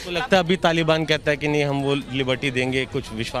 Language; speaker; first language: Hindi; native; Hindi